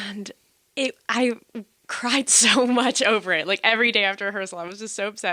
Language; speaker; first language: English; native; English